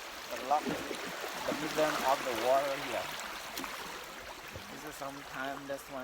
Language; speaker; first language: English; non-native, learner; Thai